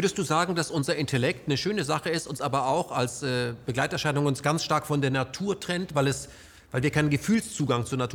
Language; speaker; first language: German; native; German